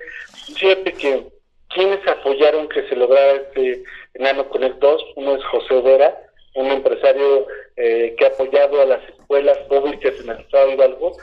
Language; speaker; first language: Spanish; native; Spanish